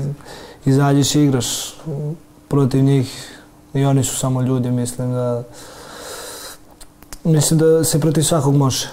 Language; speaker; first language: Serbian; early bilingual, heritage; Serbian